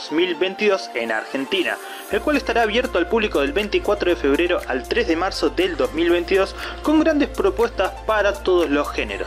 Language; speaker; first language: Spanish; native; Spanish